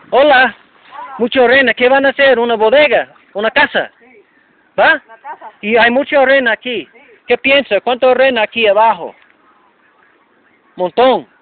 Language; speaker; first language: Spanish; non-native, learner; English